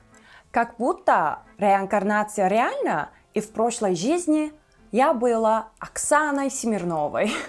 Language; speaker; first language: Russian; non-native, fluent; Turkish